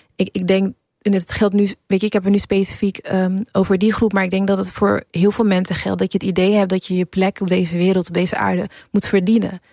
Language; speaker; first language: Dutch; early bilingual, other home language; English